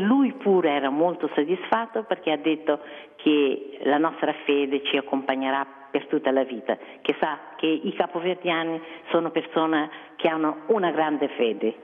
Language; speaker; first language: Italian; non-native, fluent; Kabuverdianu